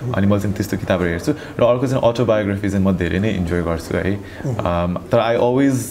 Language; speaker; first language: Nepali; early bilingual, heritage; Nepali